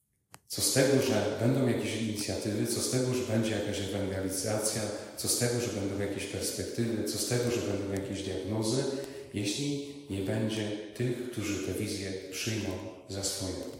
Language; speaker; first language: Polish; native; Polish